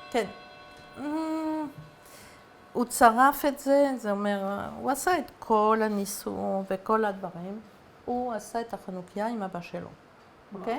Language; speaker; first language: Hebrew; non-native, fluent; French